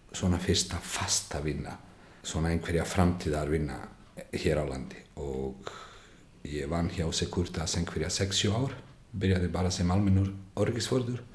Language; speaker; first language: Icelandic; non-native, fluent; Bosnian